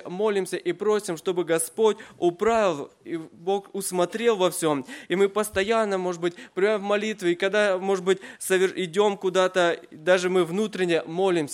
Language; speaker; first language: Russian; native; Russian